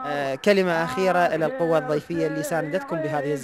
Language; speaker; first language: Arabic; native; Arabic